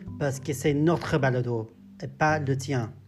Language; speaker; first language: French; non-native, learner; English